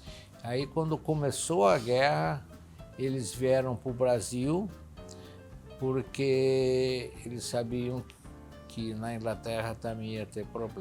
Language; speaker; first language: Portuguese; early bilingual, other home language; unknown